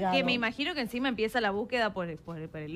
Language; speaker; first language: Spanish; native; Spanish